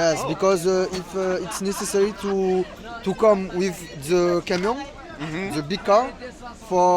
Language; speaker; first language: English; non-native, learner; French